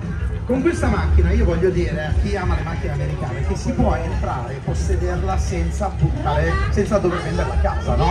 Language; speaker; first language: Italian; native; Italian